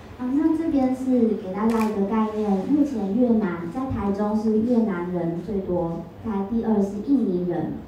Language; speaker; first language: Chinese; native; Chinese